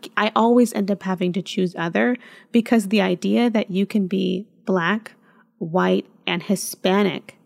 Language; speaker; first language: English; early bilingual, other home language; Spanish